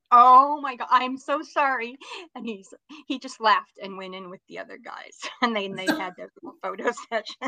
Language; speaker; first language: English; native; English